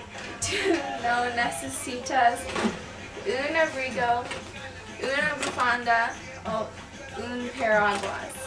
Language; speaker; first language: Spanish; non-native, learner; English